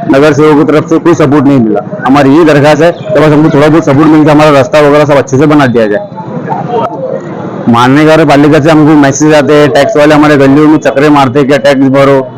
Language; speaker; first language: Hindi; non-native, local second language; Urdu